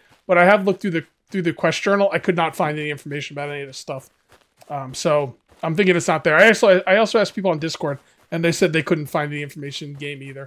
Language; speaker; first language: English; native; English